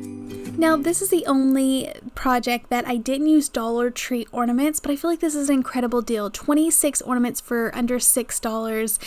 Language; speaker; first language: English; native; English